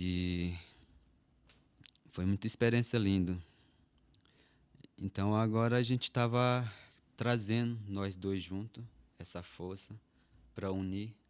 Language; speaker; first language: Portuguese; non-native, local second language; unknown